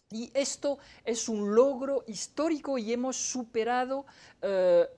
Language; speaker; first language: Spanish; non-native, fluent; French